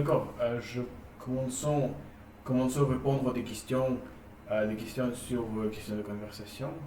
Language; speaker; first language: French; non-native, learner; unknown